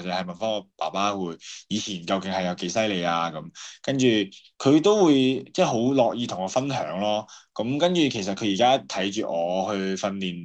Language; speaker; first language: Cantonese; native; Cantonese